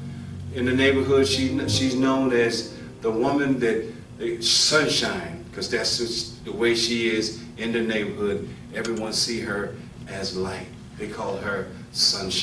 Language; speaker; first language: English; native; English